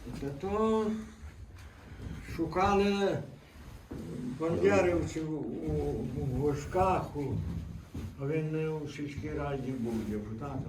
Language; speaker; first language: Ukrainian; native; Ukrainian